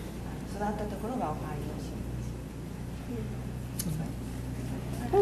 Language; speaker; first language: Japanese; native; Japanese